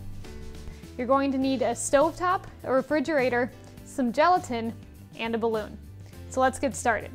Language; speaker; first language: English; native; English